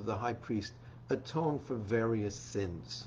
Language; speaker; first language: English; native; English